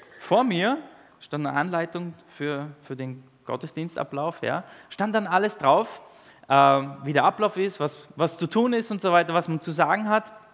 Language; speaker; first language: German; early bilingual, other home language; Italian